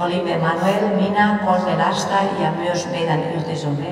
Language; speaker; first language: Finnish; non-native, fluent; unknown